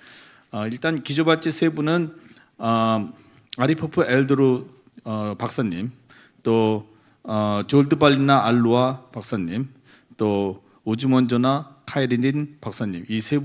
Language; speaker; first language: Korean; native; Korean